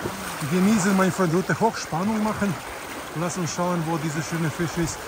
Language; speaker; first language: German; non-native, learner; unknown